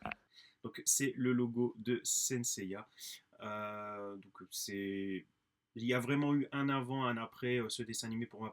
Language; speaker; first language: French; native; French